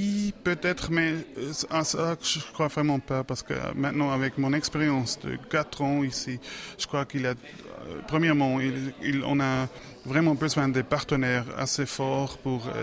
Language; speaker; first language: French; non-native, local second language; German